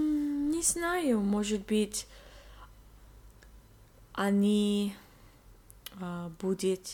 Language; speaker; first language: Russian; non-native, learner; English